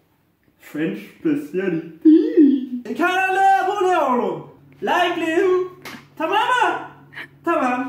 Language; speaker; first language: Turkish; non-native, learner; French